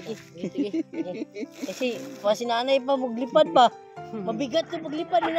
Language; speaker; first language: Filipino; non-native, local second language; Cebuano